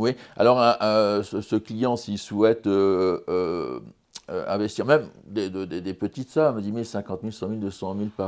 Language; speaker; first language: French; native; French